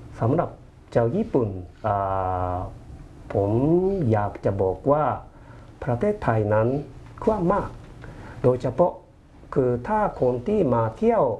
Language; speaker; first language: Thai; non-native, fluent; Japanese